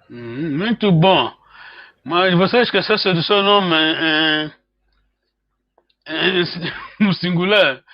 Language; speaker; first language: Portuguese; non-native, fluent; Kongo